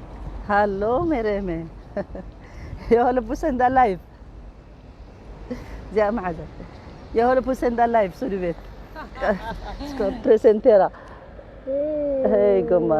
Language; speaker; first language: Swedish; non-native, learner; Tigrinya